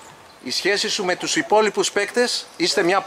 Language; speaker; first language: Greek; native; Greek